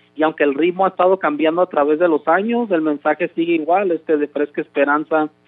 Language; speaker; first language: Spanish; early bilingual, heritage; Spanish